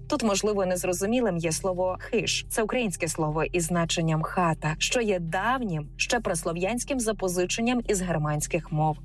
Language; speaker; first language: Ukrainian; native; Ukrainian